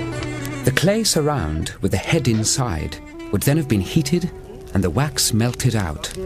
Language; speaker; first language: English; native; English